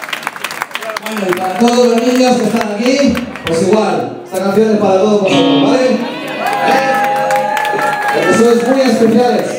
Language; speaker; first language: Spanish; native; Spanish